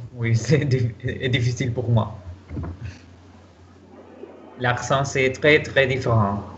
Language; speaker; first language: French; non-native, learner; Spanish